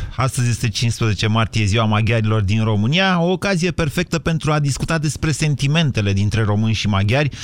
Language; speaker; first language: Romanian; native; Romanian